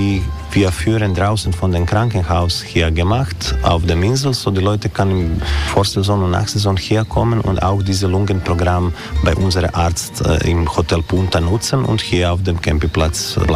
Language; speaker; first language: German; non-native, learner; Croatian